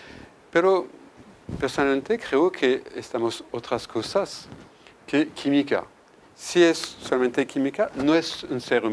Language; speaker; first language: Spanish; non-native, fluent; French